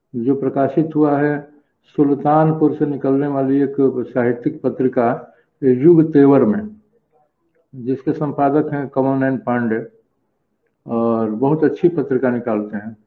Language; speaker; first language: Hindi; native; Hindi